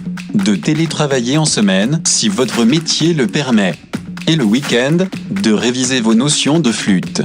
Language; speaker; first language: French; native; French